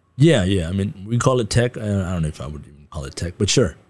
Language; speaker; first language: English; non-native, local second language; Tibetan